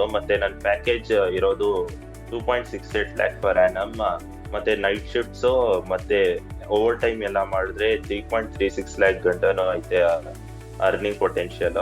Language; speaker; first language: Kannada; non-native, local second language; Urdu